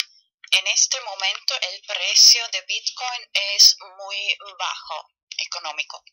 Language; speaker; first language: Spanish; non-native, fluent; German